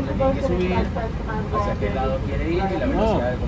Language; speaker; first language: Spanish; native; Spanish